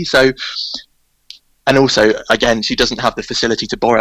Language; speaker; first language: English; native; English